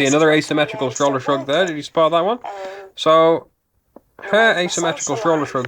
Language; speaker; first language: English; native; English